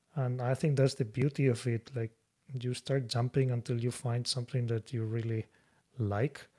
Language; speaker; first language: English; non-native, fluent; Spanish